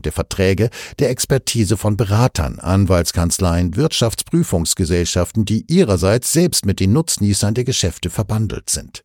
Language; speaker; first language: German; native; German